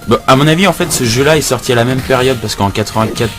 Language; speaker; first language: French; native; French